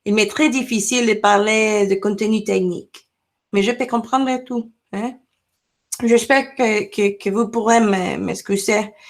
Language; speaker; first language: French; non-native, learner; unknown